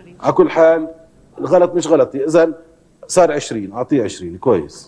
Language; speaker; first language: Arabic; native; Arabic